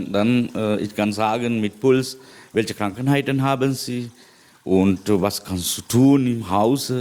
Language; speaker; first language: German; non-native, learner; Sinhala